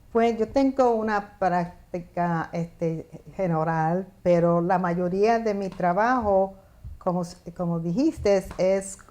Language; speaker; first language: Spanish; early bilingual, heritage; Spanish